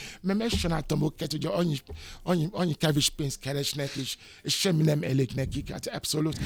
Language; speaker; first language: Hungarian; non-native, fluent; Yoruba